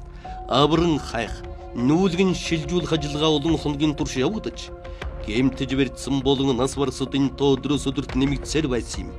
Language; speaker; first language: Mongolian; native; Mongolian